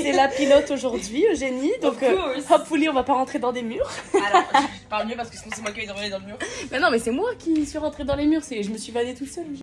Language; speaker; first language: French; native; French